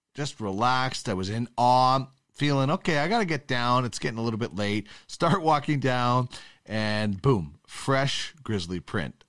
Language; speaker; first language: English; native; English